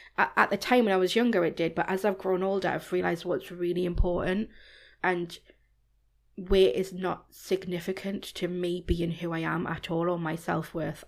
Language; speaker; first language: English; native; English